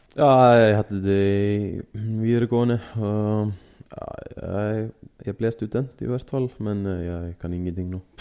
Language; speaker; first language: Norwegian; non-native, fluent; Icelandic